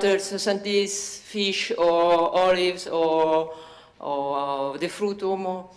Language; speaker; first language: English; non-native, learner; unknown